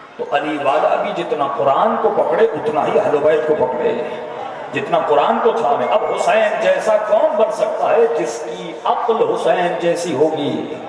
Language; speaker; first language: Urdu; non-native, local second language; Sindhi